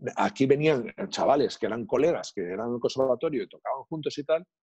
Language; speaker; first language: Spanish; non-native, local second language; Catalan